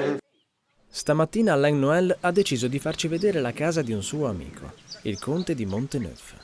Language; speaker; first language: Italian; native; Italian